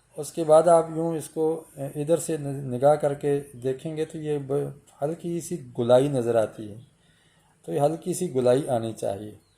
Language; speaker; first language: Urdu; native; Urdu